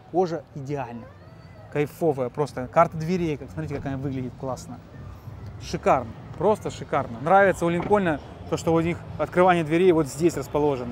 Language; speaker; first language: Russian; native; Russian